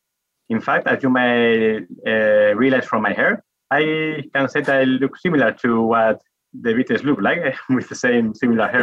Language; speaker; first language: English; non-native, fluent; Spanish